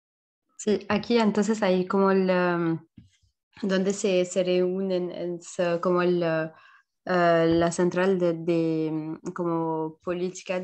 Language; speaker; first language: Spanish; non-native, learner; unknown